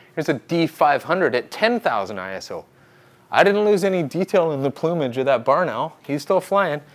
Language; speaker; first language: English; native; English